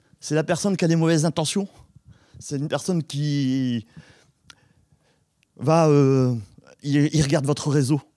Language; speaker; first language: French; native; French